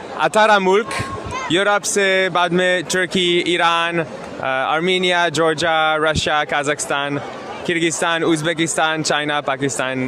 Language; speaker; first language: Hindi; non-native, learner; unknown